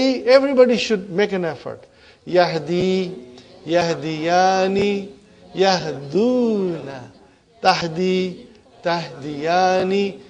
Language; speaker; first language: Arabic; non-native, fluent; English